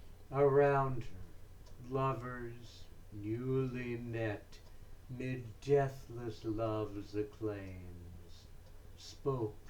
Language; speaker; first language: English; native; English